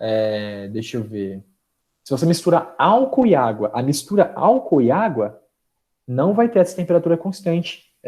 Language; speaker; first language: Portuguese; native; Portuguese